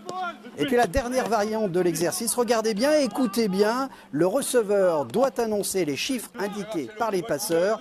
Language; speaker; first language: French; native; French